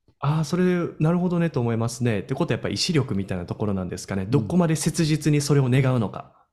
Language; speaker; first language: Japanese; native; Japanese